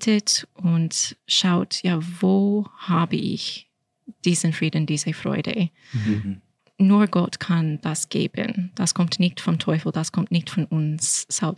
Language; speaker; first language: German; non-native, fluent; English